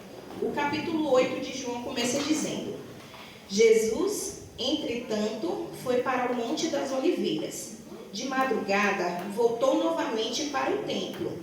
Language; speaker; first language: Portuguese; native; Portuguese